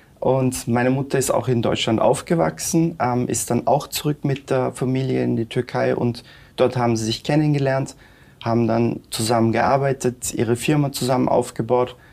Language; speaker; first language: German; early bilingual, other home language; Turkish